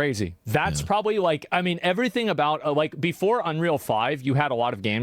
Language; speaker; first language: English; native; English